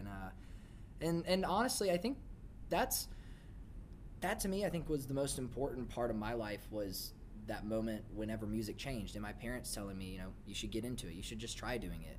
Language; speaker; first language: English; native; English